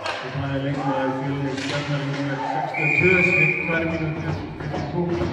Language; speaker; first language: Icelandic; native; Icelandic